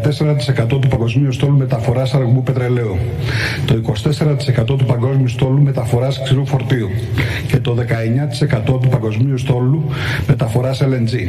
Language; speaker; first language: Greek; native; Greek